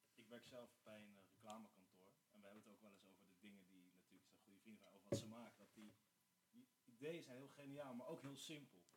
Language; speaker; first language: Dutch; native; Dutch